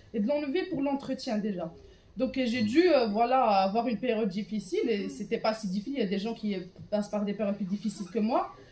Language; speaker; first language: French; non-native, local second language; Arabic